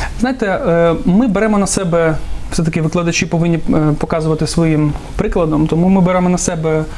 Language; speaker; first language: Ukrainian; non-native, local second language; Russian